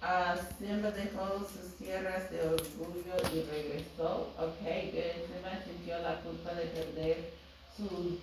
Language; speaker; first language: Spanish; non-native, fluent; English